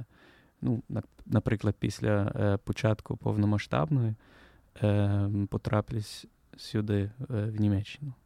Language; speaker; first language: Ukrainian; non-native, learner; German